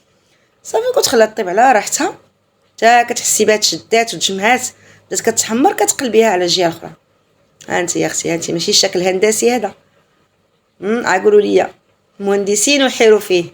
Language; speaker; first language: Arabic; native; Arabic